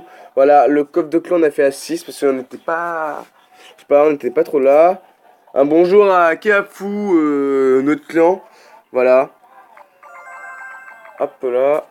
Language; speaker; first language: French; native; French